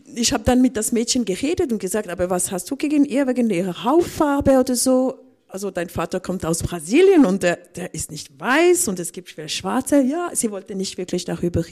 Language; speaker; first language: German; non-native, local second language; French